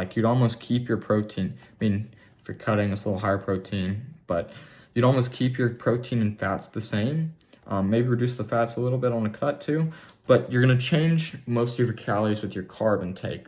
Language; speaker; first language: English; native; English